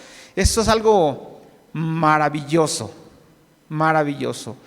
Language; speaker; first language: Spanish; native; Spanish